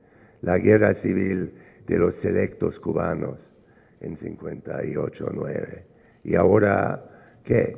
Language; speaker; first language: Spanish; non-native, fluent; English